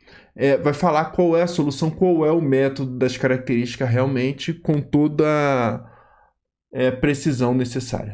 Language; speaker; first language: Portuguese; native; Portuguese